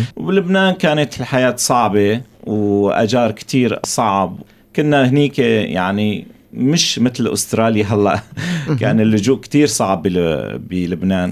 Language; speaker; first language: Arabic; non-native, local second language; Kurdish